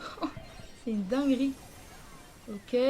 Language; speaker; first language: French; native; French